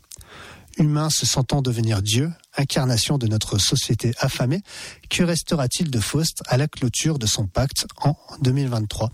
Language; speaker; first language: French; native; French